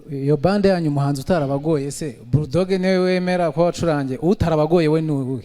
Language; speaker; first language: Kinyarwanda; native; Kinyarwanda